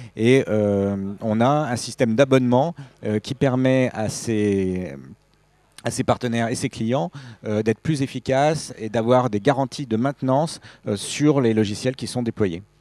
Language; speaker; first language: French; native; French